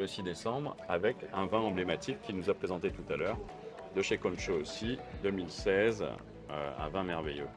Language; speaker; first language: French; native; French